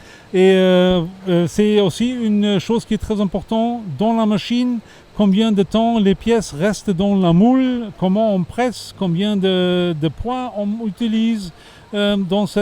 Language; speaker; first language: French; non-native, fluent; German